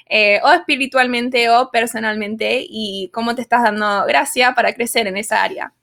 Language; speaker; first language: Spanish; early bilingual, other home language; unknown